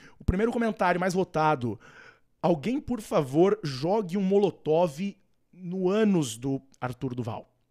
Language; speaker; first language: Portuguese; native; Portuguese